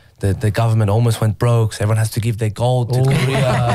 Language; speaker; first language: English; native; English